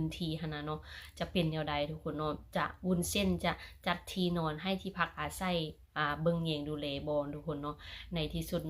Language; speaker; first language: Thai; non-native, local second language; Lao